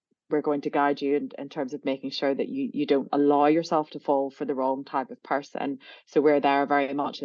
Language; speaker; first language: English; native; English